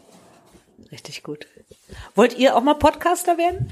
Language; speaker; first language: German; native; German